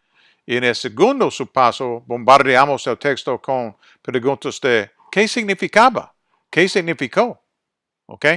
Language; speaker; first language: Spanish; non-native, fluent; English